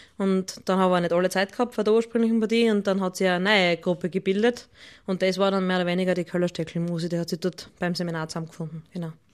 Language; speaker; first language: German; native; German